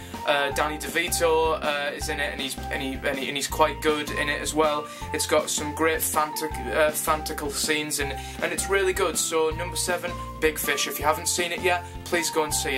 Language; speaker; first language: English; native; English